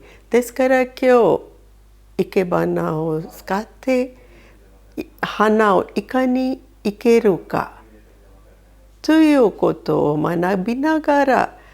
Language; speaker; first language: Japanese; non-native, fluent; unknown